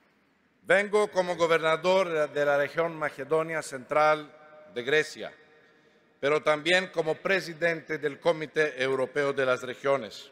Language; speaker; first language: Spanish; non-native, fluent; Greek